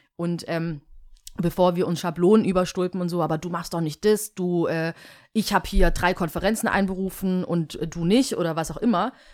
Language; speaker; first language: German; early bilingual, other home language; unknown